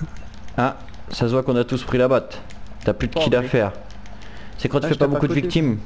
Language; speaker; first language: French; native; French